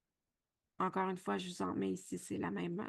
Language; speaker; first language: French; native; French